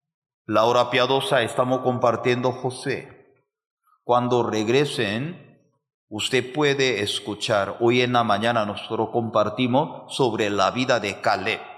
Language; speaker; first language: Spanish; non-native, fluent; Korean